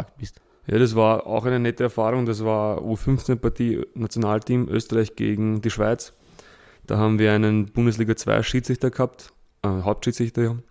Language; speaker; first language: German; early bilingual, other home language; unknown